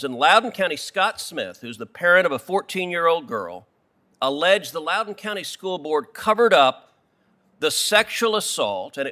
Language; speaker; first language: English; native; English